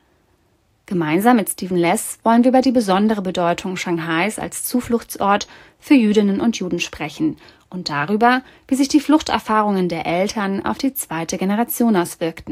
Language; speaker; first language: German; native; German